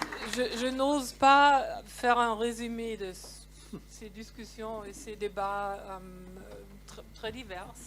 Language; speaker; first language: French; non-native, fluent; German